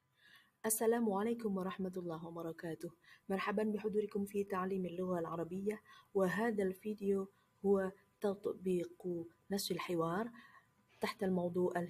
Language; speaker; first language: Arabic; non-native, fluent; Indonesian